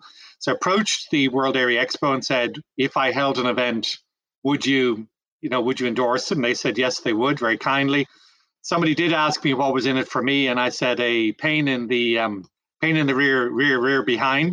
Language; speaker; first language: English; native; English